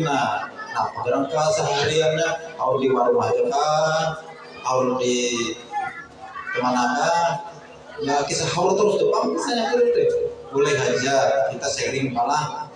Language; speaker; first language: Indonesian; non-native, local second language; Banjar